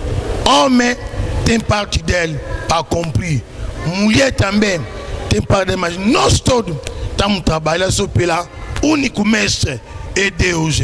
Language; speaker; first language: Portuguese; non-native, learner; Lingala